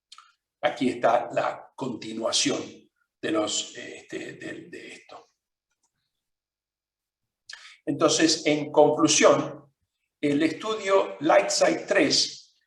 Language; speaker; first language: Spanish; non-native, fluent; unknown